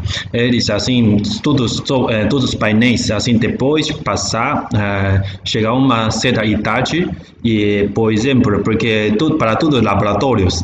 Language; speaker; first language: Portuguese; non-native, learner; Chinese